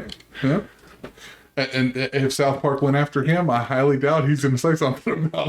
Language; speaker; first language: English; native; English